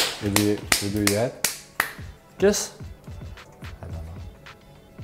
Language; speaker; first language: English; non-native, learner; Dutch